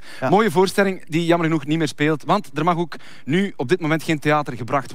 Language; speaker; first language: Dutch; native; Dutch